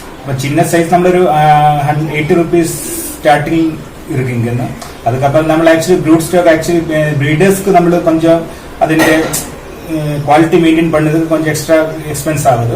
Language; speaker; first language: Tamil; non-native, learner; Malayalam